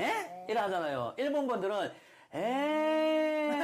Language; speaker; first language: Korean; native; Korean